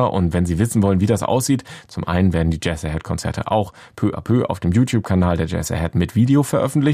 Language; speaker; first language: German; native; German